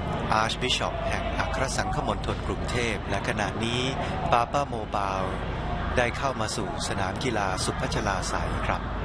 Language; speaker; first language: Thai; native; Thai